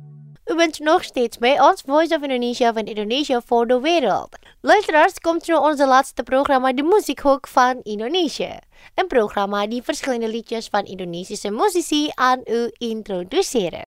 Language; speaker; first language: Dutch; non-native, fluent; Indonesian